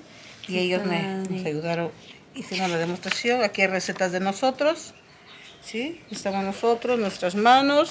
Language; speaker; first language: Spanish; native; Spanish